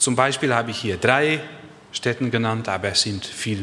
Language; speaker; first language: German; non-native, learner; Dutch